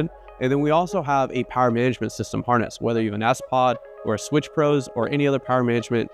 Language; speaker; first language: English; native; English